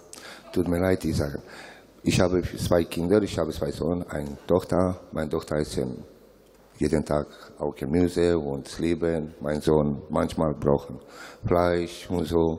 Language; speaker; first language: German; non-native, learner; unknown